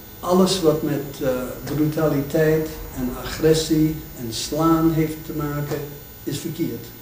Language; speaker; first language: Dutch; non-native, fluent; English